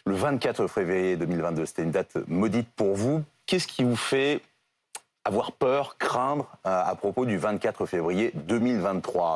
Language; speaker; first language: French; native; French